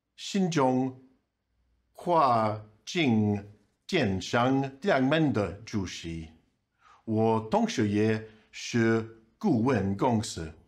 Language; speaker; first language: Chinese; non-native, learner; English